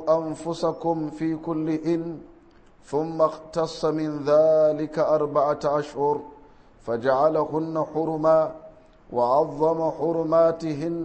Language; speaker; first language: Arabic; non-native, fluent; Hausa